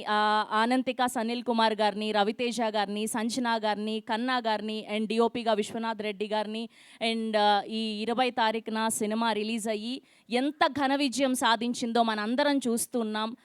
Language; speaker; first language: Telugu; native; Telugu